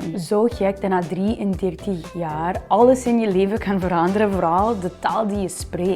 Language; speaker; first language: Dutch; non-native, learner; English